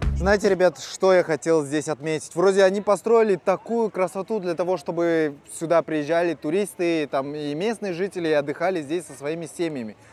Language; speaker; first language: Russian; native; Russian